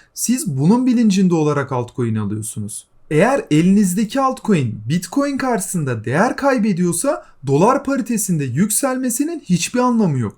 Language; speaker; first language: Turkish; native; Turkish